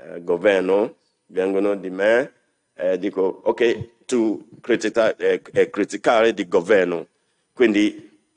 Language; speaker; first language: Italian; non-native, learner; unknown